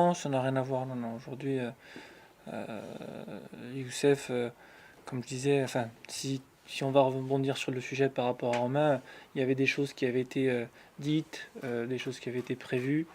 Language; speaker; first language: French; native; French